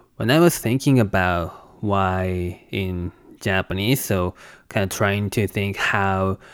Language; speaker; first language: English; non-native, fluent; Japanese